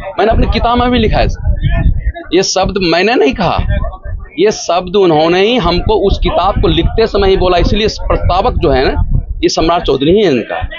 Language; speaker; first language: Hindi; native; Hindi